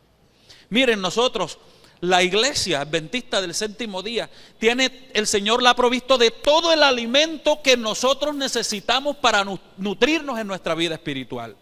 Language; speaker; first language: Spanish; native; Spanish